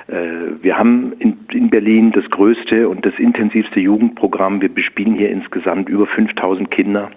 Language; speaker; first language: German; native; German